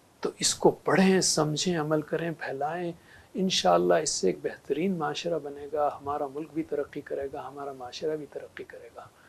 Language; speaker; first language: Urdu; native; Urdu